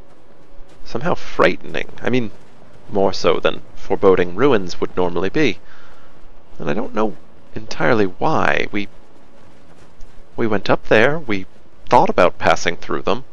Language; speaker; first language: English; native; English